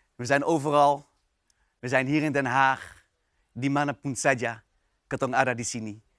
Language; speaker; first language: Dutch; early bilingual, other home language; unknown